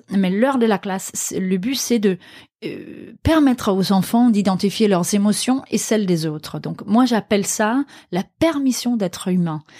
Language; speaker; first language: French; non-native, fluent; Danish